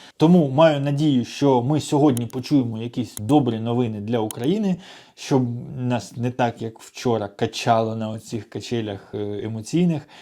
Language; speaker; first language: Ukrainian; non-native, local second language; Russian